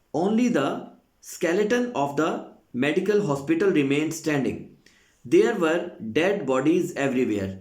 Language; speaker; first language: English; non-native, local second language; Urdu